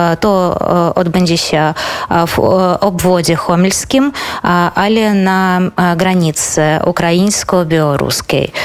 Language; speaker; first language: Polish; non-native, fluent; Belarusian